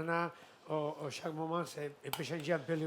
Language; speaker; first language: French; non-native, learner; Catalan